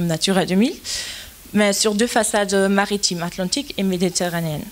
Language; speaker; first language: French; non-native, fluent; German